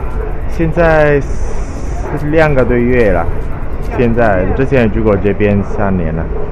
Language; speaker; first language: Chinese; non-native, learner; Italian